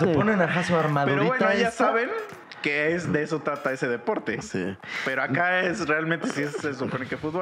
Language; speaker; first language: Spanish; native; Spanish